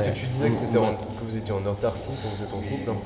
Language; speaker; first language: French; native; French